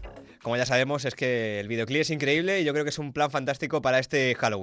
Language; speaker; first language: Spanish; native; Spanish